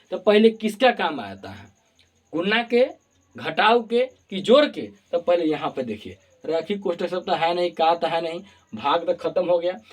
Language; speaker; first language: Hindi; native; Hindi